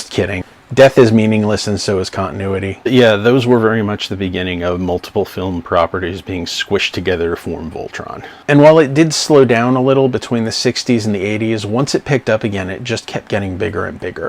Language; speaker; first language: English; native; English